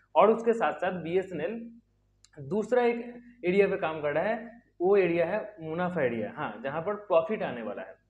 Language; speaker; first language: Hindi; native; Hindi